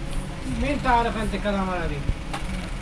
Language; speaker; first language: Arabic; non-native, learner; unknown